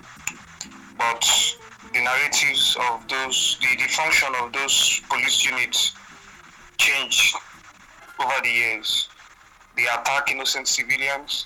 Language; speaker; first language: English; non-native, local second language; Igbo